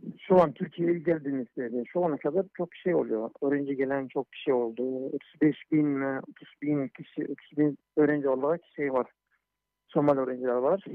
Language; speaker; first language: Turkish; non-native, fluent; Somali